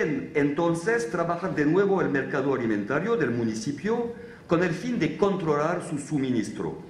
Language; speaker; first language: Spanish; non-native, fluent; French